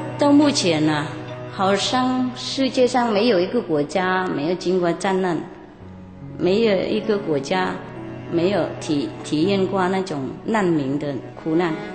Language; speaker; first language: Chinese; non-native, fluent; Vietnamese